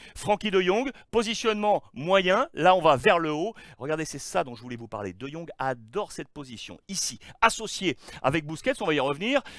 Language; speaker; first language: French; native; French